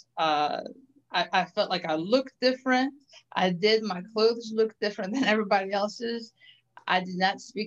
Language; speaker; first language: English; early bilingual, other home language; Greek